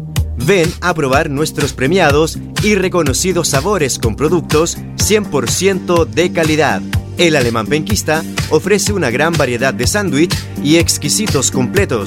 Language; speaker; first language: Spanish; native; Spanish